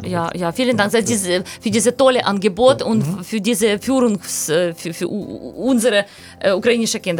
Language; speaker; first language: German; non-native, learner; Ukrainian